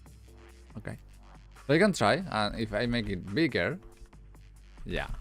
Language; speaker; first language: English; non-native, fluent; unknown